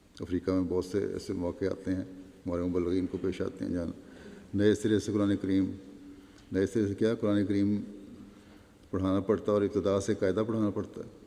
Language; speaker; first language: Urdu; non-native, local second language; Punjabi